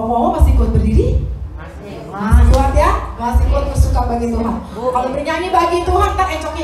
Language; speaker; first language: Indonesian; native; Indonesian